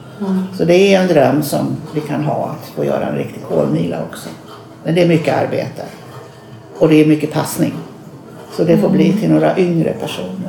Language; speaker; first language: Swedish; native; Swedish